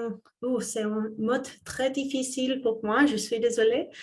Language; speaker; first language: French; non-native, fluent; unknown